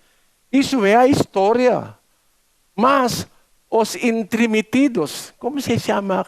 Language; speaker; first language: Portuguese; non-native, learner; Filipino